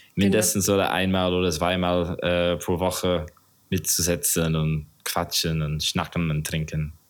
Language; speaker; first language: German; non-native, learner; English